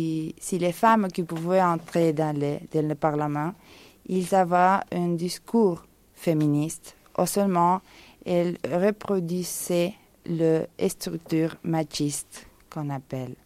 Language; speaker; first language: French; non-native, fluent; Spanish